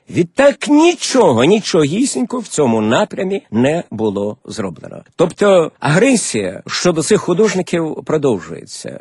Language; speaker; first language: Ukrainian; native; Ukrainian